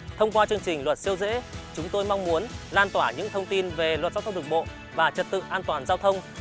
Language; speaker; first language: Vietnamese; native; Vietnamese